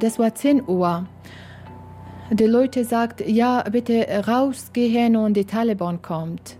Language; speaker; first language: German; non-native, learner; Persian